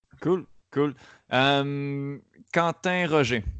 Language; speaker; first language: English; non-native, learner; French